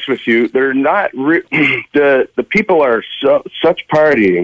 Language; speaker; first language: English; native; English